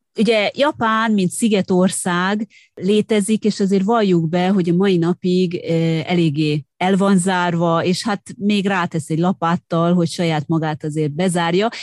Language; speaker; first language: Hungarian; native; Hungarian